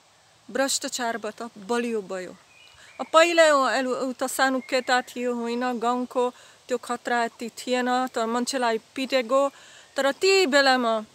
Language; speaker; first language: Nepali; non-native, learner; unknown